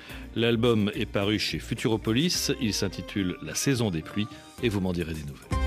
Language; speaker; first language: French; native; French